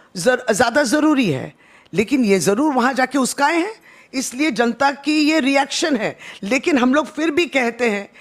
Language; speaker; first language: Hindi; non-native, local second language; Bangla